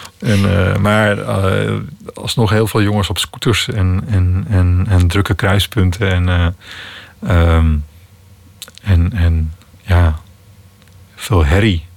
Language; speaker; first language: Dutch; native; Dutch